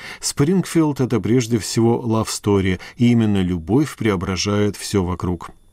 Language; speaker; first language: Russian; native; Russian